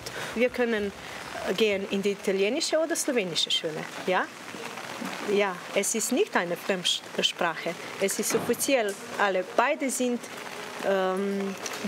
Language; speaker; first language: German; non-native, learner; Slovenian